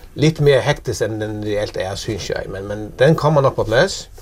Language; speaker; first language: Danish; non-native, local second language; Faroese